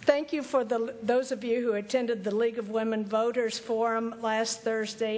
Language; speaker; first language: English; native; English